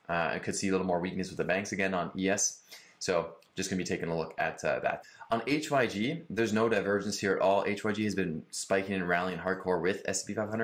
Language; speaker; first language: English; native; English